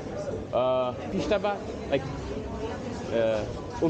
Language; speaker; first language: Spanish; non-native, learner; English